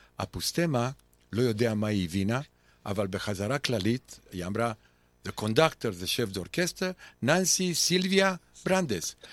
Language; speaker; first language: Hebrew; non-native, fluent; Romanian